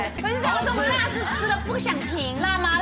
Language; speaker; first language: Chinese; native; Chinese